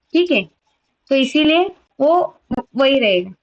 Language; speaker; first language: Hindi; native; Hindi